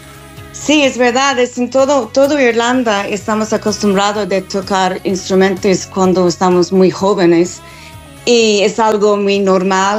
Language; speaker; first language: Spanish; non-native, fluent; English